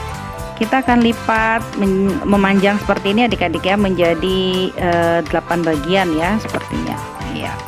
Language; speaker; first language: Indonesian; native; Indonesian